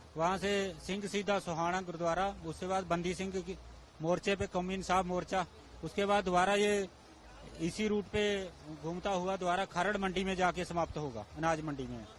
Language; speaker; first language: Hindi; non-native, local second language; Punjabi